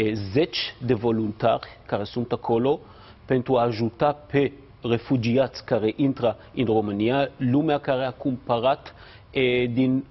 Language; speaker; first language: Romanian; non-native, fluent; Hebrew